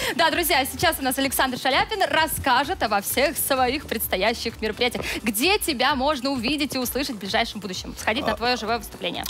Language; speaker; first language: Russian; native; Russian